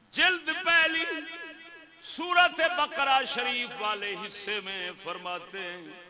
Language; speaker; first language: Urdu; non-native, local second language; Punjabi